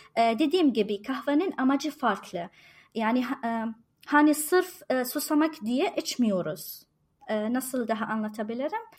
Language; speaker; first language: Turkish; non-native, fluent; Arabic